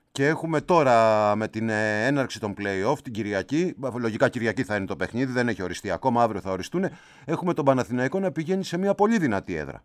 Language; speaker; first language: Greek; native; Greek